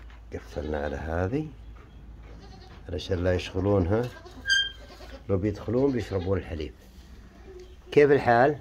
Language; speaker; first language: Arabic; native; Arabic